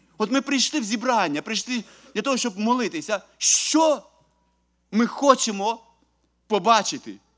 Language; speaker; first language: Ukrainian; native; Ukrainian